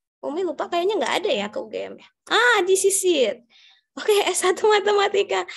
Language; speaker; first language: Indonesian; native; Indonesian